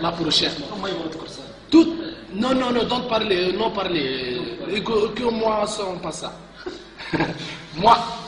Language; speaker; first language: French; non-native, learner; Arabic